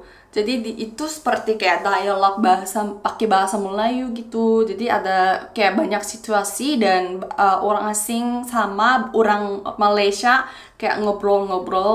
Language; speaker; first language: Indonesian; non-native, fluent; Korean